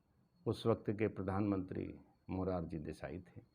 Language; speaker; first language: Hindi; native; Hindi